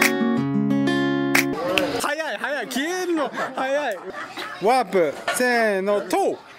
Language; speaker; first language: Japanese; native; Japanese